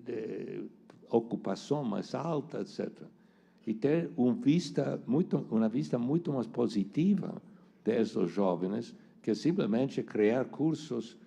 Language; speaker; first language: Portuguese; non-native, fluent; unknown